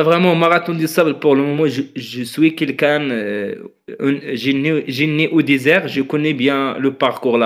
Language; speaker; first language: French; non-native, learner; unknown